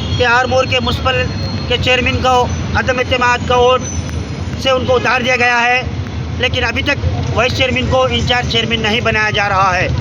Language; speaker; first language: Hindi; native; Hindi